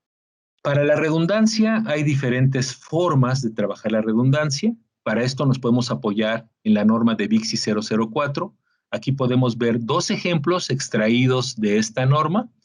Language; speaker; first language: Spanish; native; Spanish